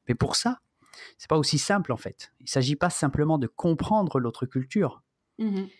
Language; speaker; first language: French; native; French